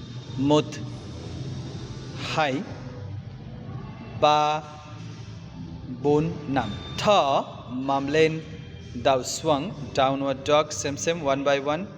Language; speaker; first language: Vietnamese; non-native, fluent; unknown